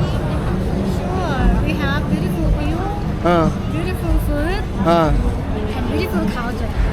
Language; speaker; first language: English; non-native, learner; Thai